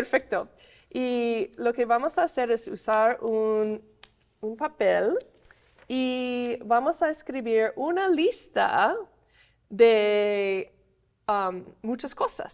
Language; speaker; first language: Spanish; non-native, fluent; English